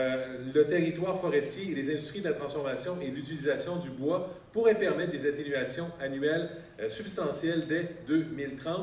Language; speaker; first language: French; native; French